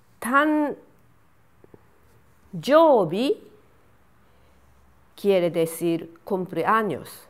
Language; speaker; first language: Spanish; non-native, fluent; Japanese